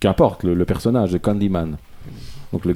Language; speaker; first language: French; native; French